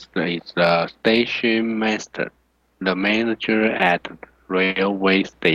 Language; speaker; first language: English; non-native, learner; Chinese